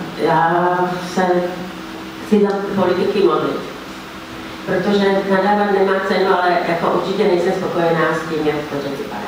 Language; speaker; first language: Czech; non-native, fluent; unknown